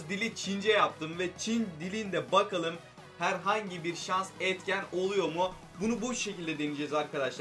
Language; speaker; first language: Turkish; native; Turkish